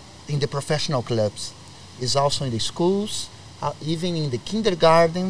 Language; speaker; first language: English; non-native, learner; Portuguese